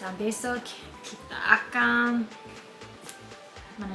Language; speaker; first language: Indonesian; non-native, learner; English